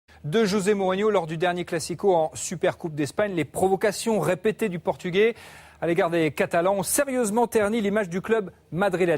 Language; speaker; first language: French; native; French